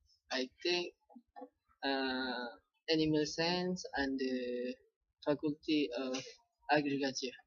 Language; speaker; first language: English; non-native, local second language; Malay